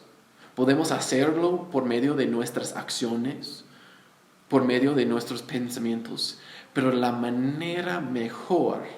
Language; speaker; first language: Spanish; non-native, fluent; English